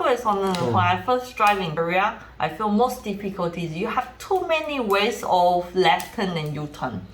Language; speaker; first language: English; non-native, fluent; Chinese